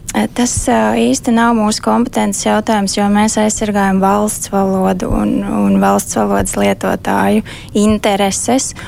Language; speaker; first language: Latvian; native; Latvian